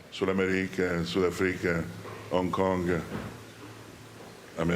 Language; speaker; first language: French; non-native, learner; Italian